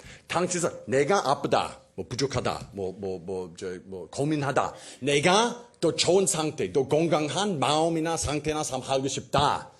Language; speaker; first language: Korean; non-native, fluent; English